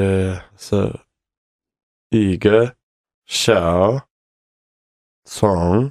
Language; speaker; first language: Chinese; non-native, learner; English